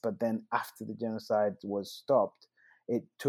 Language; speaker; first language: English; non-native, local second language; Kinyarwanda